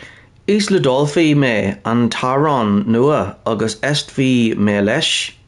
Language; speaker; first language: Irish; non-native, learner; English